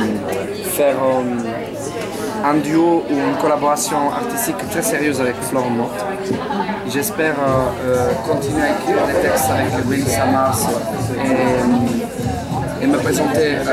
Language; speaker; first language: French; non-native, fluent; Italian